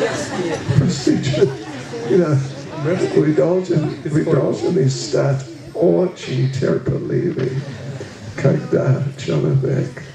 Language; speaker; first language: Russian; non-native, learner; English